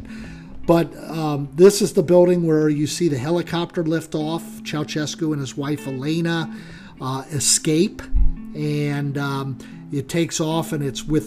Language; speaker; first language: English; native; English